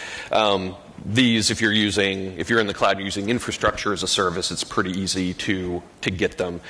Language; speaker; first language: English; native; English